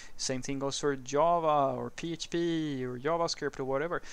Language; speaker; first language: English; non-native, fluent; Swedish